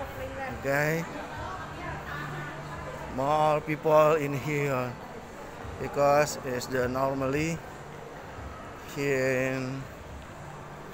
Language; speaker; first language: English; non-native, learner; Indonesian